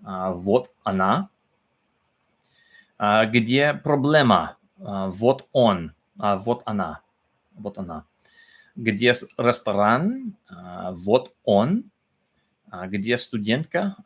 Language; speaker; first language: Russian; non-native, learner; English